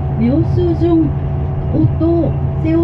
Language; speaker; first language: Vietnamese; non-native, learner; Korean